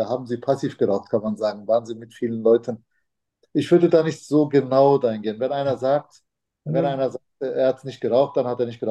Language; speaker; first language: German; non-native, fluent; Turkish